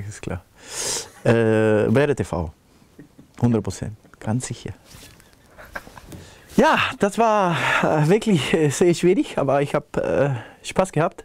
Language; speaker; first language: German; non-native, fluent; Spanish